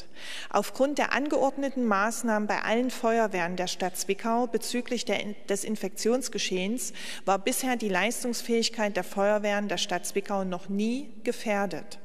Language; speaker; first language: German; native; German